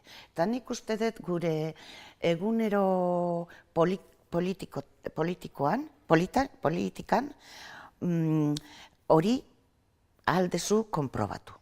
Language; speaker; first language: Basque; non-native, local second language; Spanish